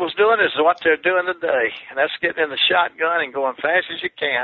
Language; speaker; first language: English; native; English